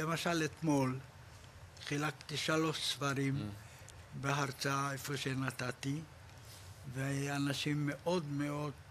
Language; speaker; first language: Hebrew; non-native, fluent; Polish